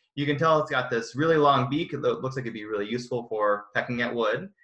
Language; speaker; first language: English; native; English